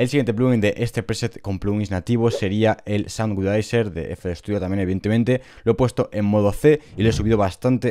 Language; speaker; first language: Spanish; native; Spanish